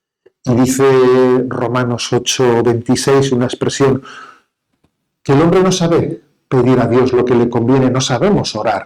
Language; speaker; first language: Spanish; native; Spanish